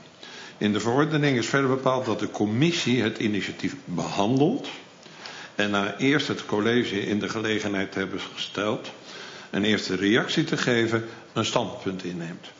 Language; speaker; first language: Dutch; native; Dutch